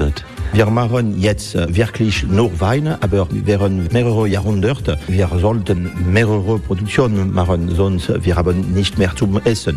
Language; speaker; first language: German; non-native, fluent; French